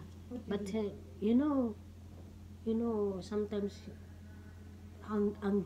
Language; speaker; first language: English; non-native, learner; Cebuano